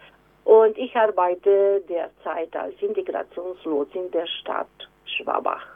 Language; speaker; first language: German; non-native, fluent; Romanian